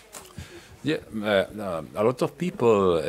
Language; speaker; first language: English; non-native, learner; Spanish